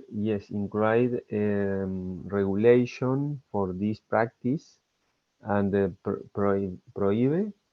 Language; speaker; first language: English; non-native, learner; Spanish